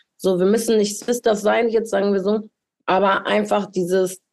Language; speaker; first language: German; early bilingual, other home language; Spanish